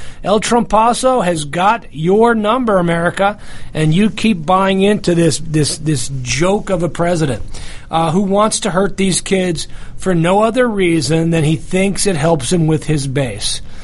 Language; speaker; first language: English; native; English